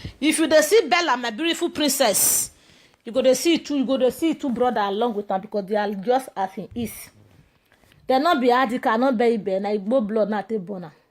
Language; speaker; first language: Nigerian Pidgin; non-native, local second language; Bini